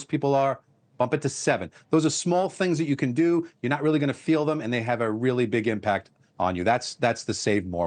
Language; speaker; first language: English; native; English